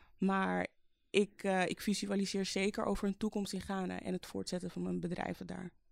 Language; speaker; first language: Dutch; early bilingual, other home language; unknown